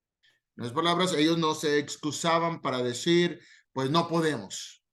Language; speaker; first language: Spanish; native; Spanish